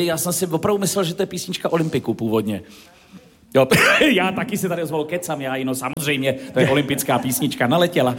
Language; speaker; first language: Czech; native; Czech